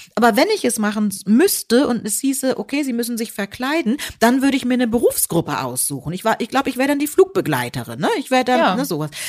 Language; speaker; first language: German; native; German